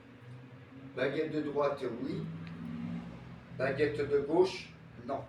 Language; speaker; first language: French; native; French